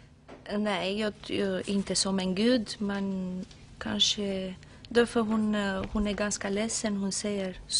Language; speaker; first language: Swedish; non-native, fluent; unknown